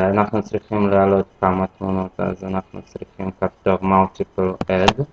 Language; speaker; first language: Hebrew; non-native, fluent; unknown